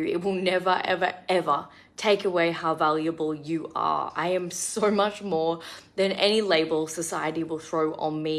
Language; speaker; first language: English; native; English